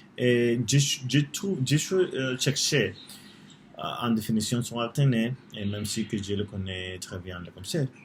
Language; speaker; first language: French; non-native, learner; Spanish